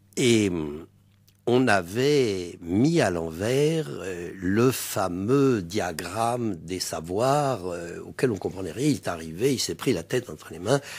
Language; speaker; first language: French; native; French